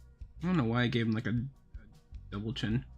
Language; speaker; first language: English; native; English